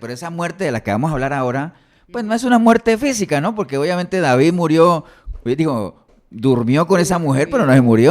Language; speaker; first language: Spanish; native; Spanish